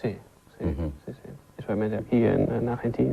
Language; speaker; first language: Spanish; non-native, learner; German